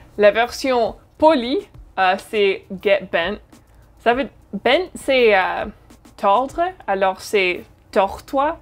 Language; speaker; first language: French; non-native, fluent; English